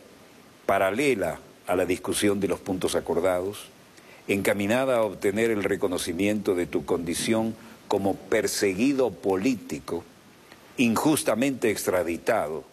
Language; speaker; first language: Spanish; native; Spanish